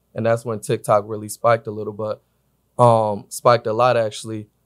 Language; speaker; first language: English; native; English